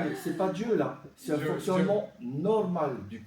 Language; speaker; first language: French; native; French